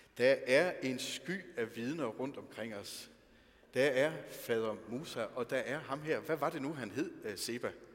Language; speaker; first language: Danish; native; Danish